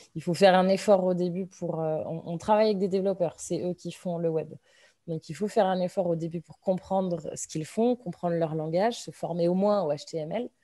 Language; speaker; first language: French; native; French